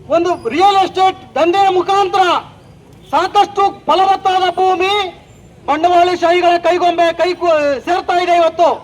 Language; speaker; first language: Kannada; native; Kannada